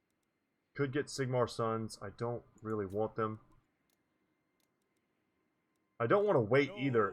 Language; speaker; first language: English; native; English